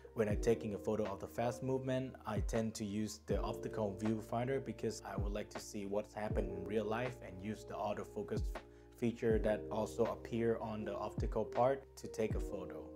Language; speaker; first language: English; non-native, fluent; Thai